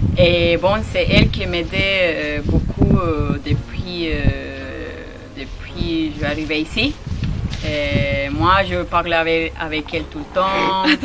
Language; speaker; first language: French; non-native, learner; Spanish